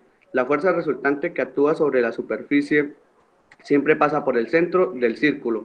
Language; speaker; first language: Spanish; native; Spanish